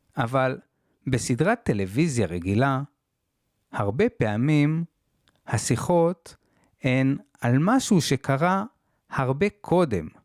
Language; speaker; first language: Hebrew; native; Hebrew